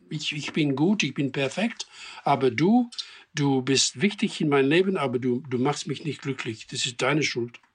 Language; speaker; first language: German; non-native, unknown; English